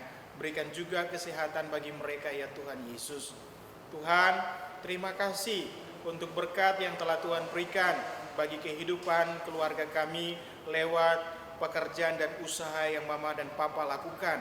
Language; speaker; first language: Indonesian; native; Indonesian